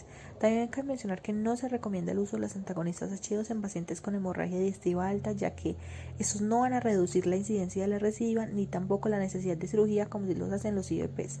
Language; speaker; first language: Spanish; native; Spanish